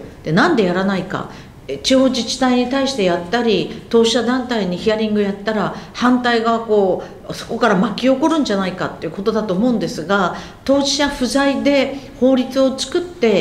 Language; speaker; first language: Japanese; native; Japanese